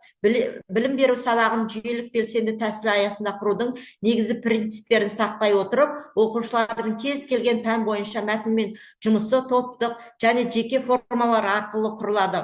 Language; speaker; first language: Kazakh; native; Kazakh